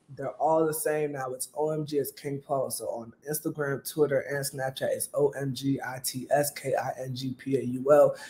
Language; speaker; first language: English; native; English